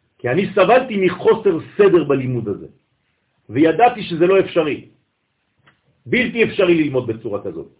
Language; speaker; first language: Hebrew; non-native, fluent; French